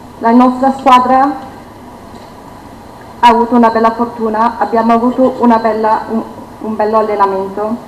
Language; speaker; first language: Italian; non-native, fluent; Turkish